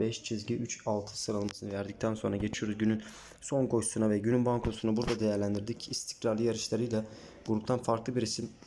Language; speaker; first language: Turkish; native; Turkish